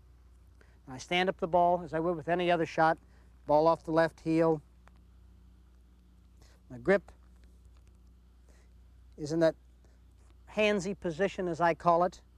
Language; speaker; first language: English; native; English